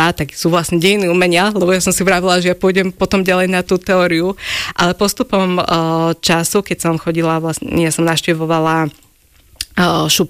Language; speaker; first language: Slovak; native; Slovak